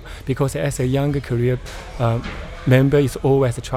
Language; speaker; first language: English; non-native, learner; Chinese